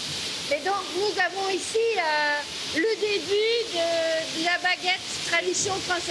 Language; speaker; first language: French; non-native, learner; Dutch